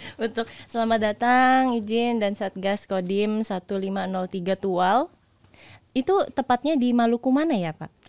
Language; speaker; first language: Indonesian; native; Indonesian